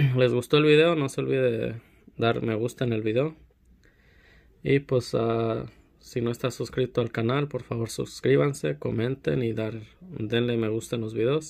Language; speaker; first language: Spanish; early bilingual, heritage; Spanish